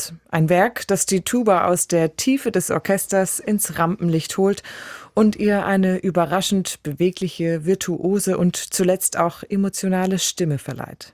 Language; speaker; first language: German; native; German